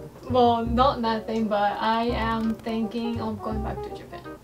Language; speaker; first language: English; non-native, fluent; Japanese